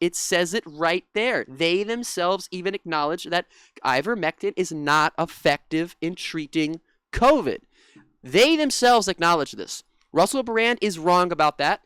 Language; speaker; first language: English; native; English